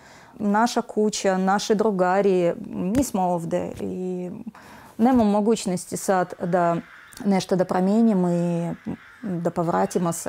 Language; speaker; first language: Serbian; non-native, learner; Russian